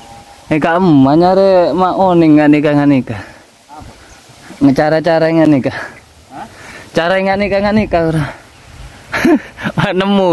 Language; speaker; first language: Indonesian; non-native, local second language; Madurese